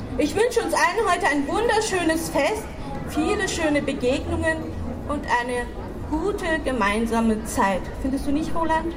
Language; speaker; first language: German; native; German